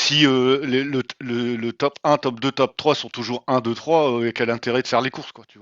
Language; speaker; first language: French; native; French